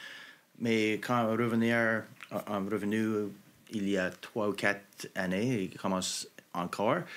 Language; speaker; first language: French; non-native, local second language; English